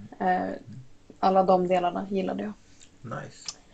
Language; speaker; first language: Swedish; native; Swedish